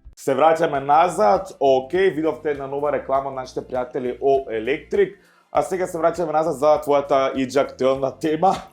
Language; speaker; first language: Macedonian; native; Macedonian